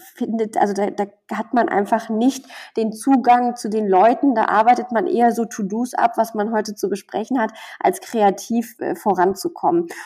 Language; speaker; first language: German; native; German